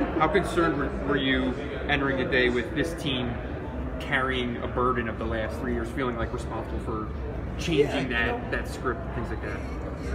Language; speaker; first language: English; native; English